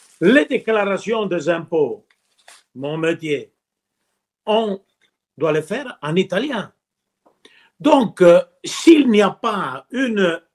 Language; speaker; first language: French; non-native, local second language; Italian